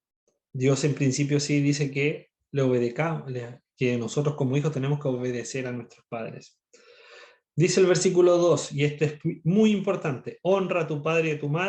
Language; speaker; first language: Spanish; native; Spanish